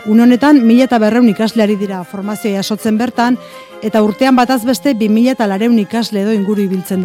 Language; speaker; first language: Basque; native; Basque